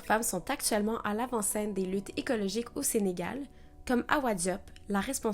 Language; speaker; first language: French; native; French